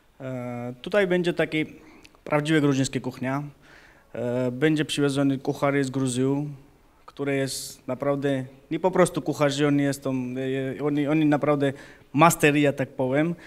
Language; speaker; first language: Polish; non-native, learner; Georgian